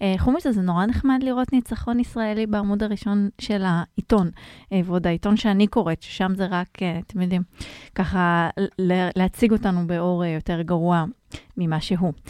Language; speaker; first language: Hebrew; native; Hebrew